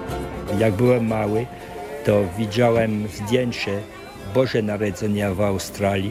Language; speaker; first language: Polish; early bilingual, heritage; French